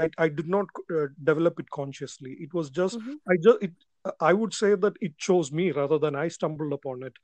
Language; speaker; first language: English; non-native, local second language; Malayalam